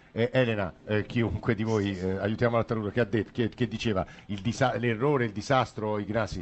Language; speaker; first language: Italian; native; Italian